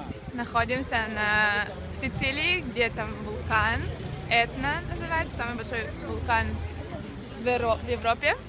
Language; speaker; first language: Russian; early bilingual, heritage; Russian